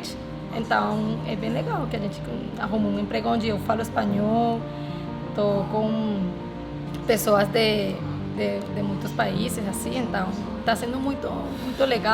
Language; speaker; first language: Portuguese; non-native, learner; Spanish